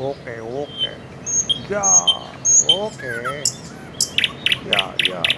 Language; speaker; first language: English; non-native, learner; Nepali